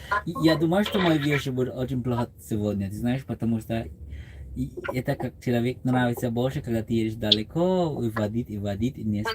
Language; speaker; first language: Russian; non-native, learner; English